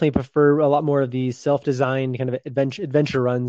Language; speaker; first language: English; native; English